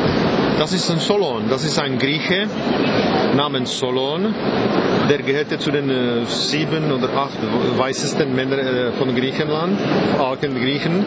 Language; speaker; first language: German; non-native, fluent; Czech